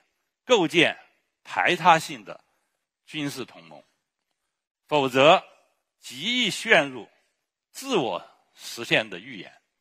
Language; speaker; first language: Chinese; native; Chinese